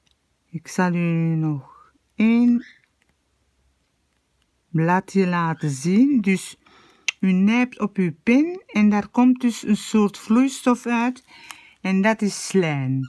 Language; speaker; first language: Dutch; native; Dutch